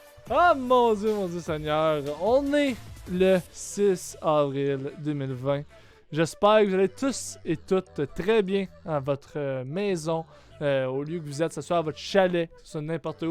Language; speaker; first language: French; native; French